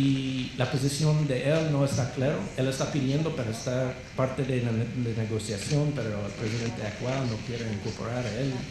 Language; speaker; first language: Spanish; non-native, fluent; English